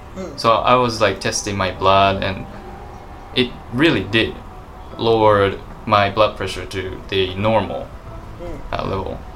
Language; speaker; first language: English; non-native, fluent; Japanese